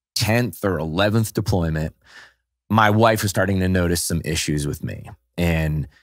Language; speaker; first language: English; native; English